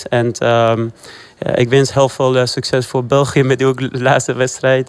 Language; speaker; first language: Dutch; non-native, fluent; Persian